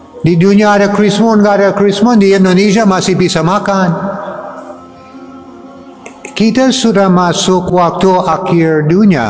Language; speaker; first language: Indonesian; non-native, fluent; English